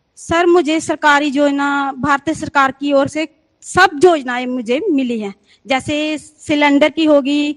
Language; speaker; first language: Hindi; native; Hindi